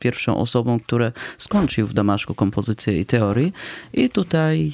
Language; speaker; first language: Polish; non-native, fluent; Arabic